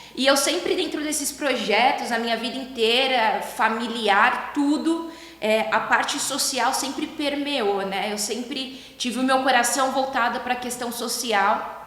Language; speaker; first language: Portuguese; native; Portuguese